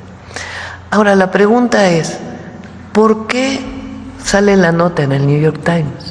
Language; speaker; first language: Spanish; native; Spanish